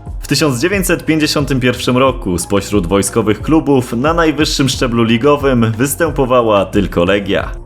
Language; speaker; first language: Polish; native; Polish